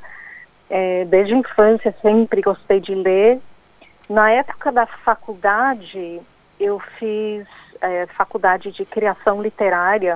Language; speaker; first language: Portuguese; non-native, fluent; English